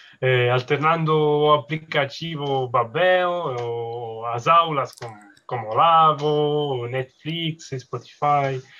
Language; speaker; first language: Portuguese; non-native, learner; Italian